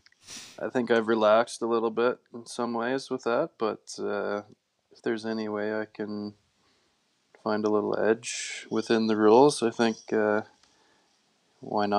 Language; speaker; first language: English; native; English